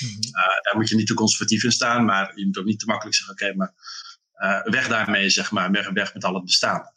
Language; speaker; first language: Dutch; native; Dutch